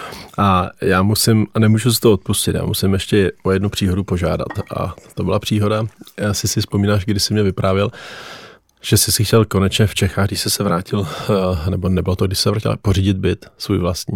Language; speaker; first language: Czech; native; Czech